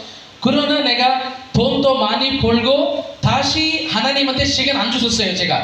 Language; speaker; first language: Korean; non-native, learner; Telugu